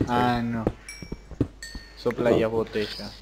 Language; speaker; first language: Spanish; native; Spanish